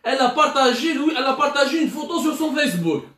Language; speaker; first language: French; non-native, local second language; Arabic